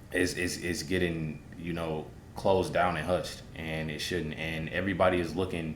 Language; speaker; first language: English; native; English